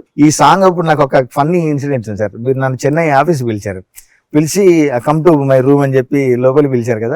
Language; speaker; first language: Telugu; native; Telugu